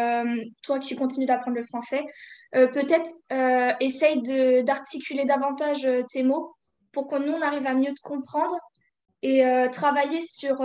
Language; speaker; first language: French; native; French